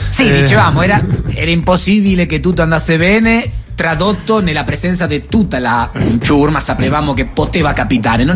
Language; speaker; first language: Italian; native; Italian